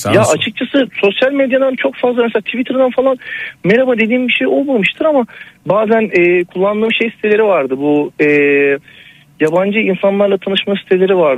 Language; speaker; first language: Turkish; native; Turkish